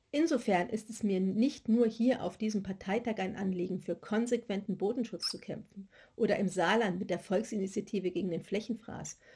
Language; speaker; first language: German; native; German